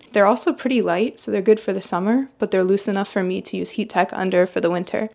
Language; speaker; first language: English; native; English